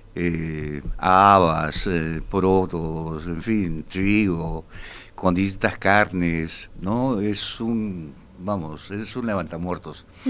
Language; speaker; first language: Spanish; native; Spanish